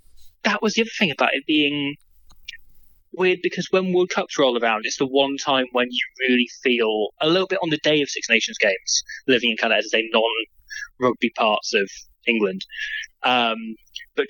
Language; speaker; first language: English; native; English